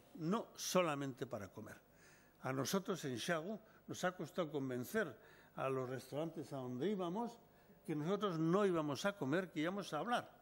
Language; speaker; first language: Spanish; native; Spanish